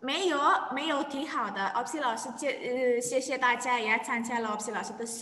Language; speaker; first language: Chinese; non-native, fluent; Indonesian